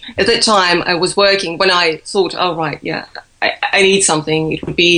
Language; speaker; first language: English; non-native, fluent; Russian